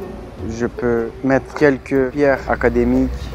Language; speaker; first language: French; non-native, learner; Kurdish